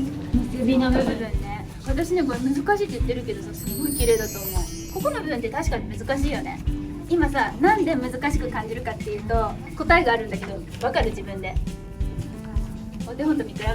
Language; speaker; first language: Japanese; native; Japanese